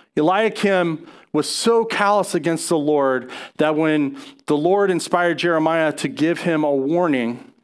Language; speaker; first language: English; native; English